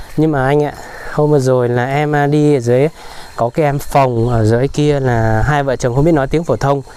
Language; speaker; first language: Vietnamese; non-native, local second language; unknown